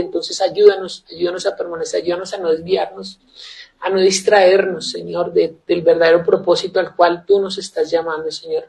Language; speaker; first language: Spanish; native; Spanish